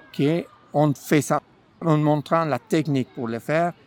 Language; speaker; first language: French; non-native, fluent; Spanish